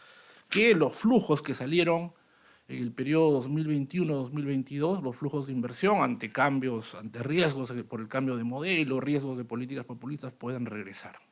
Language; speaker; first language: Spanish; native; Spanish